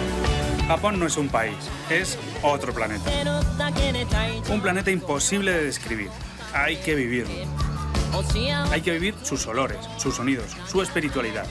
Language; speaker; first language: Spanish; native; Spanish